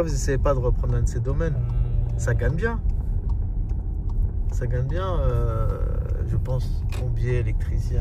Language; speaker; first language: French; early bilingual, other home language; Arabic